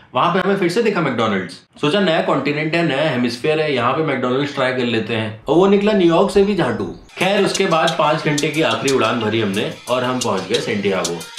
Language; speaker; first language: Hindi; native; Hindi